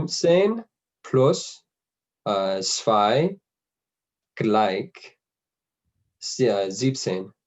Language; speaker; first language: German; non-native, learner; English